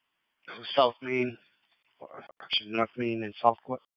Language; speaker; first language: English; native; English